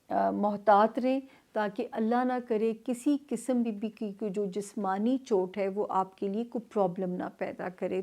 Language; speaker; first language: Urdu; native; Urdu